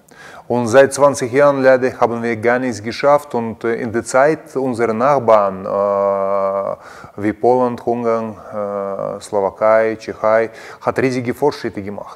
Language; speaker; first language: German; non-native, learner; Russian